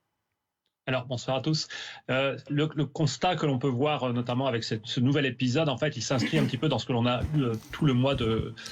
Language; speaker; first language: French; native; French